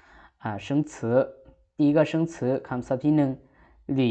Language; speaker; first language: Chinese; non-native, fluent; Lao